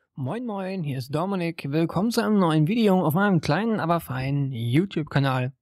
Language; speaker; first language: German; native; German